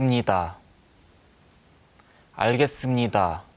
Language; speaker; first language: Korean; non-native, learner; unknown